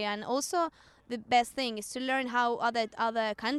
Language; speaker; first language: English; non-native, fluent; Spanish